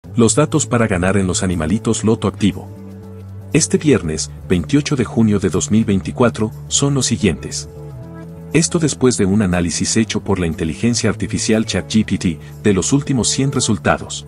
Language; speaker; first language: Spanish; native; Spanish